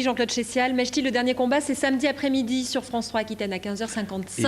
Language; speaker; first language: French; native; French